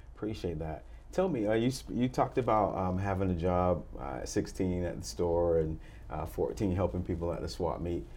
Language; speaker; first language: English; native; English